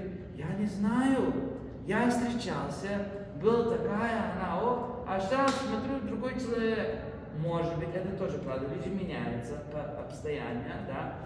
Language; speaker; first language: Russian; non-native, fluent; English